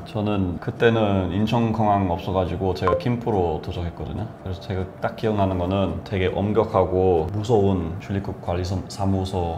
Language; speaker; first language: Korean; non-native, fluent; English